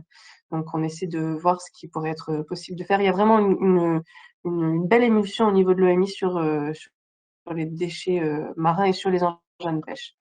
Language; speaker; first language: French; native; French